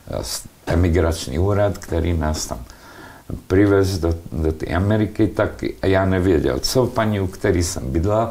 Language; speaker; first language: Czech; non-native, local second language; Slovak